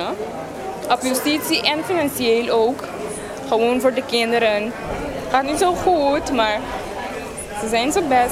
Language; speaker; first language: Dutch; non-native, local second language; Papiamento